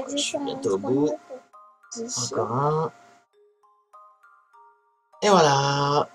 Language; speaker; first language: French; native; French